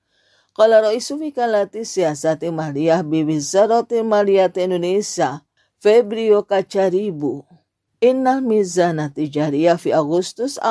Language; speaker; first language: Arabic; non-native, fluent; Indonesian